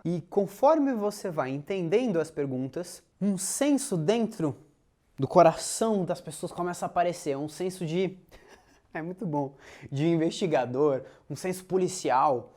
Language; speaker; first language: Portuguese; native; Portuguese